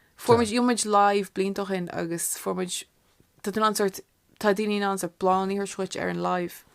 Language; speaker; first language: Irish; non-native, local second language; English